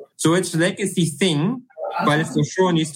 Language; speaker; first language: English; non-native, fluent; German